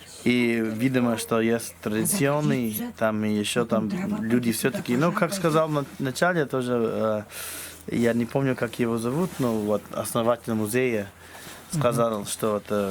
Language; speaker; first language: Russian; non-native, fluent; English